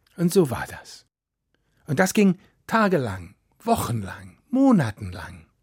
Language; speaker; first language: German; non-native, fluent; English